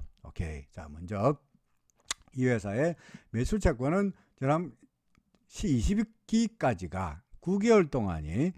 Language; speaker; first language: Korean; native; Korean